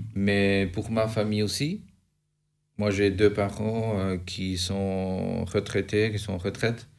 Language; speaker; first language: French; non-native, fluent; Albanian